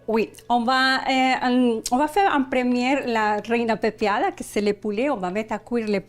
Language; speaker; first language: French; non-native, learner; Spanish